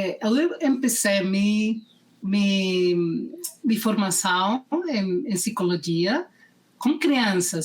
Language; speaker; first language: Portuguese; non-native, fluent; Spanish